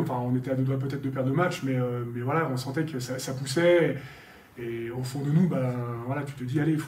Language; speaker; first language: French; native; French